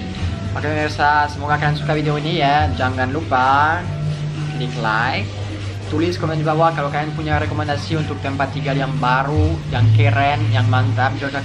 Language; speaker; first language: Indonesian; non-native, fluent; French